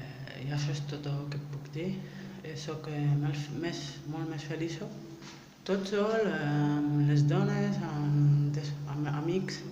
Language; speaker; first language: Catalan; non-native, learner; French